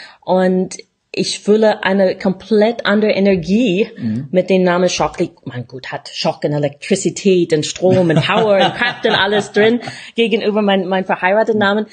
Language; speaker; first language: German; non-native, fluent; English